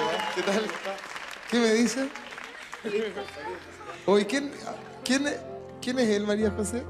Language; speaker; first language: Spanish; native; Spanish